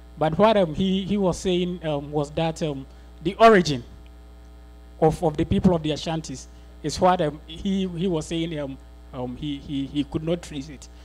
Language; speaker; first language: English; non-native, local second language; Akan